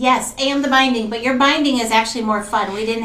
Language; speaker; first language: English; native; English